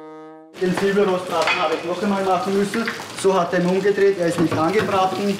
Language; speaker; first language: German; native; German